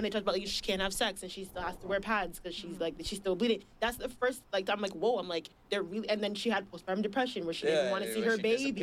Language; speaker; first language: English; native; English